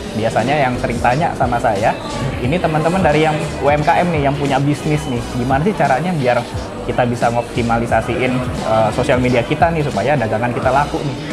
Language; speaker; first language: Indonesian; native; Indonesian